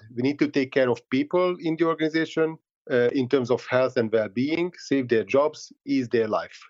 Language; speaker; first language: English; non-native, fluent; Hungarian